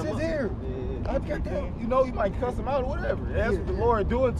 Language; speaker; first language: English; native; English